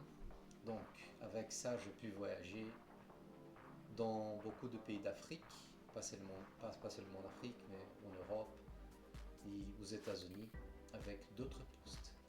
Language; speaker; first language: French; non-native, fluent; Portuguese